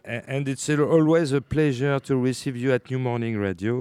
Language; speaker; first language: English; non-native, learner; French